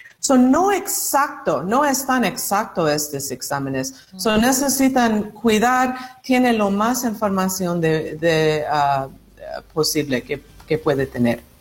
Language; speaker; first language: Spanish; non-native, learner; English